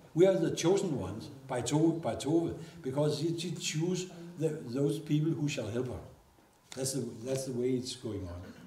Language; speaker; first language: English; non-native, fluent; Danish